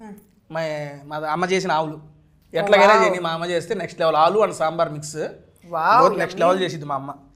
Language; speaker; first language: Telugu; native; Telugu